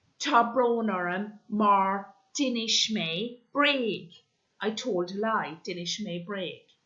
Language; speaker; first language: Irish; non-native, local second language; English